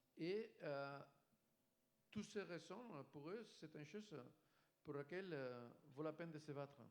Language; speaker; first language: French; non-native, fluent; Spanish